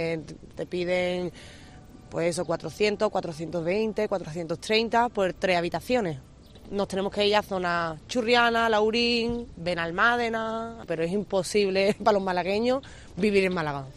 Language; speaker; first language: Spanish; native; Spanish